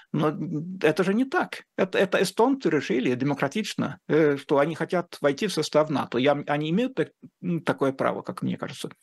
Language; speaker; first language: Russian; non-native, fluent; Finnish